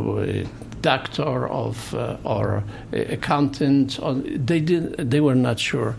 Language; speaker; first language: English; non-native, fluent; Polish